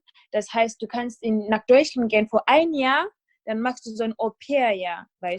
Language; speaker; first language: German; non-native, fluent; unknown